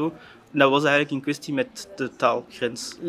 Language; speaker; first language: Dutch; native; Dutch